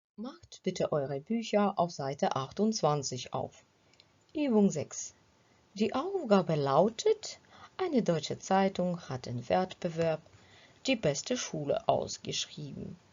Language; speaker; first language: German; non-native, fluent; Ukrainian